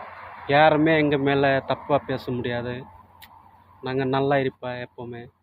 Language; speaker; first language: Tamil; non-native, learner; Assamese